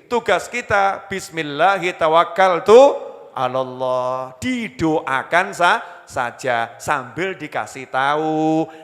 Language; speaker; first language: Indonesian; native; Indonesian